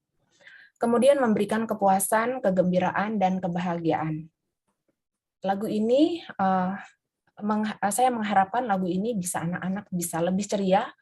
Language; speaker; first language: Indonesian; native; Indonesian